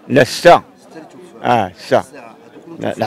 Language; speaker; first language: Arabic; native; Arabic